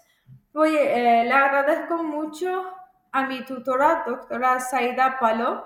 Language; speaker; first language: Spanish; non-native, fluent; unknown